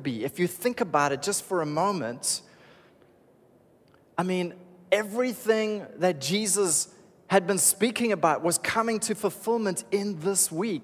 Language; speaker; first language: English; native; English